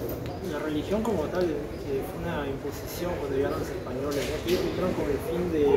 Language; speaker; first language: Spanish; native; Spanish